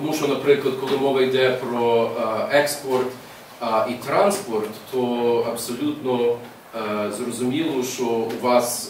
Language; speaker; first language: Ukrainian; early bilingual, heritage; English